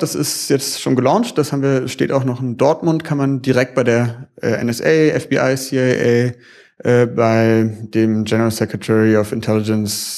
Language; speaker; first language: German; native; German